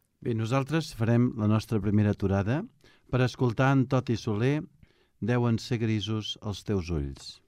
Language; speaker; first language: Catalan; native; Catalan